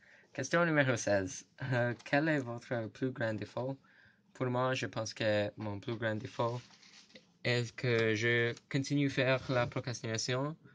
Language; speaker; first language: French; non-native, learner; English